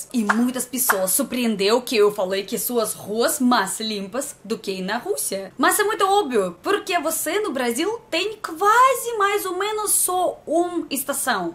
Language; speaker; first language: Portuguese; non-native, learner; Russian